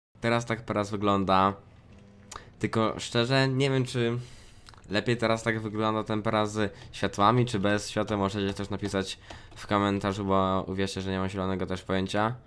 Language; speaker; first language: Polish; native; Polish